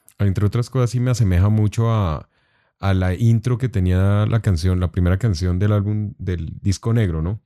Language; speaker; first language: Spanish; native; Spanish